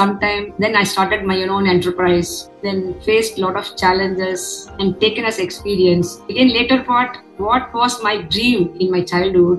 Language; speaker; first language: English; non-native, local second language; Tamil